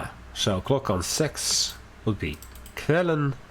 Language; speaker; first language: Swedish; non-native, learner; English